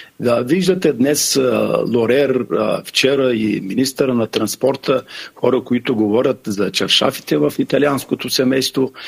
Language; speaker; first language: Bulgarian; non-native, local second language; Turkish